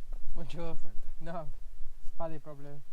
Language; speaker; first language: French; non-native, learner; English